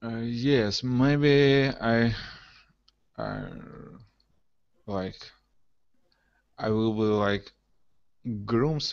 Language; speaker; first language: English; non-native, learner; Russian